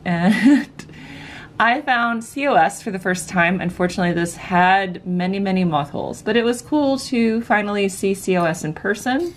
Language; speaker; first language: English; native; English